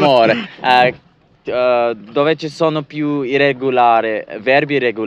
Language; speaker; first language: Italian; non-native, learner; English